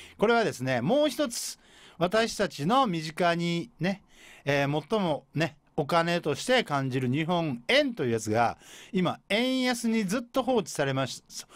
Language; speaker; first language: Japanese; native; Japanese